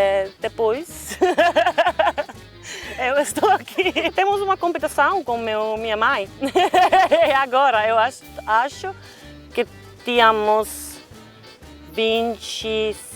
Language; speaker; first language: Portuguese; non-native, learner; Finnish